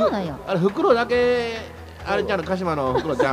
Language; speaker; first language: Japanese; native; Japanese